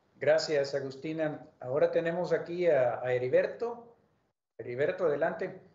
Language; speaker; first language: Spanish; native; Spanish